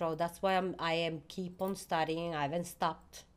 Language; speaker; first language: English; non-native, fluent; Italian